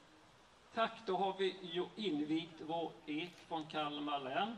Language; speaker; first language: Swedish; native; Swedish